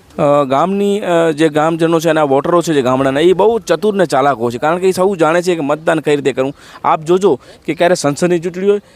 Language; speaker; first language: Gujarati; native; Gujarati